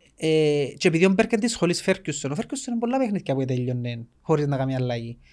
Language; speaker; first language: Greek; native; Greek